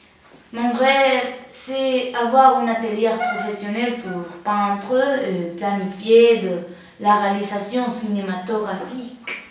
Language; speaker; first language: French; non-native, learner; Spanish